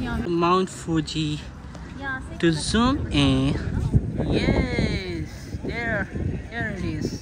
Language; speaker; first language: English; non-native, local second language; Urdu